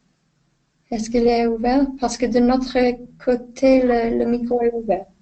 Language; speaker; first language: French; non-native, fluent; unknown